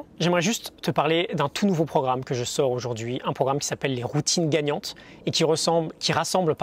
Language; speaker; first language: French; native; French